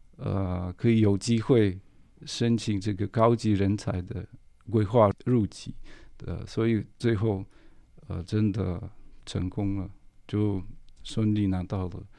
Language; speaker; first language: Chinese; non-native, fluent; Russian